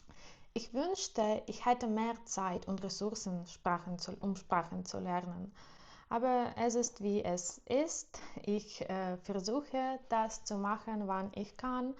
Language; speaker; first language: German; non-native, learner; Russian